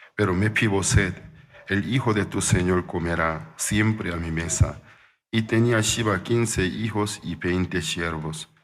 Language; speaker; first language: Spanish; non-native, fluent; Korean